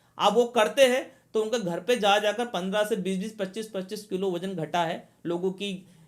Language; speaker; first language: Hindi; native; Hindi